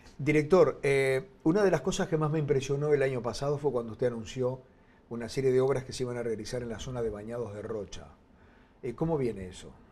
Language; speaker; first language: Spanish; native; Spanish